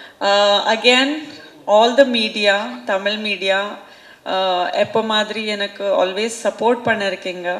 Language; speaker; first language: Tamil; non-native, local second language; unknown